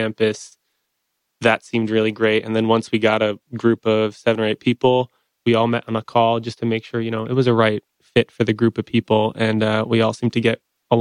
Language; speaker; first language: English; native; English